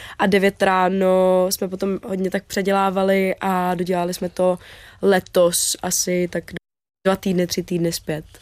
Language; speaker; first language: Czech; native; Czech